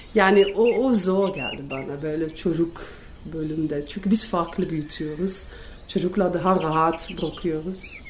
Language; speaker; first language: Turkish; non-native, fluent; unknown